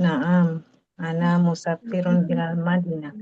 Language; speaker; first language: Arabic; non-native, learner; Indonesian